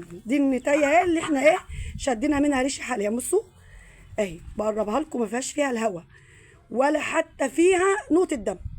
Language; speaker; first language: Arabic; native; Arabic